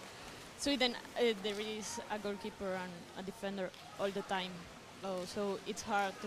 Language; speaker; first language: English; non-native, learner; Spanish